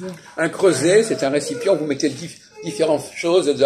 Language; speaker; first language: French; native; French